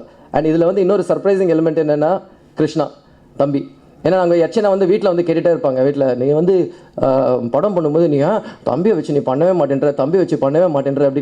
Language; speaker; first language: Tamil; native; Tamil